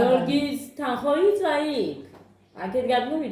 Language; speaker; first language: Georgian; native; Georgian